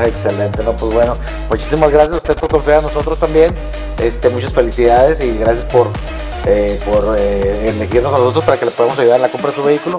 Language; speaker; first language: Spanish; native; Spanish